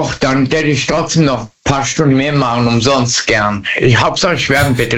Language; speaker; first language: German; native; German